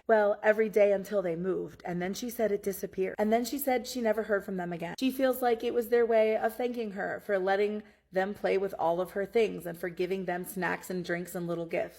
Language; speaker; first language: English; native; English